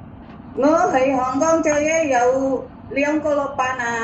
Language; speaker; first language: Cantonese; non-native, learner; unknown